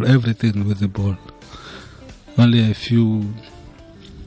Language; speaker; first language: English; non-native, local second language; Zulu